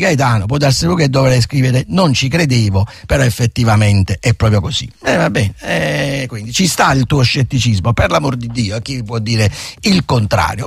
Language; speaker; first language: Italian; native; Italian